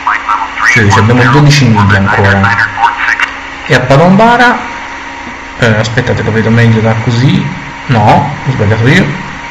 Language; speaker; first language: Italian; native; Italian